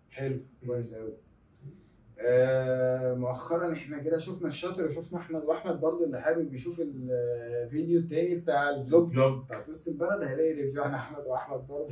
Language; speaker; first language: Arabic; native; Arabic